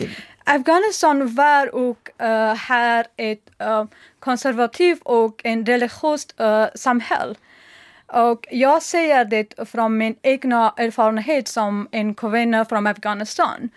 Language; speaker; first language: Swedish; non-native, learner; Persian